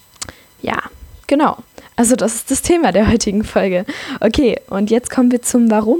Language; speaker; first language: German; native; German